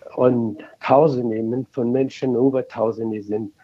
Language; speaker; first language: German; non-native, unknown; Persian